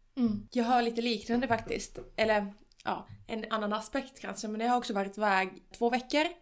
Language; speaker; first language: Swedish; non-native, fluent; Finnish